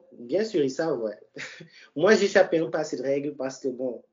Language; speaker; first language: French; non-native, local second language; Wolof